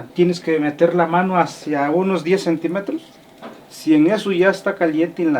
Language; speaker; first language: Spanish; native; Spanish